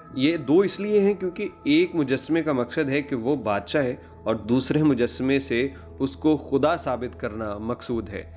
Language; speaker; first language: Urdu; non-native, local second language; Punjabi